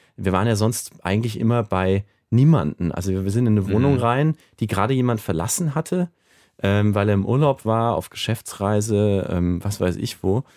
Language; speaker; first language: German; native; German